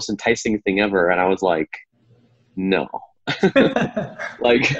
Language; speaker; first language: English; native; English